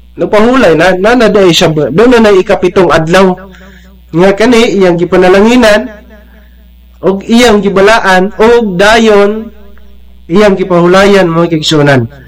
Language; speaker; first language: Cebuano; non-native, local second language; Bikol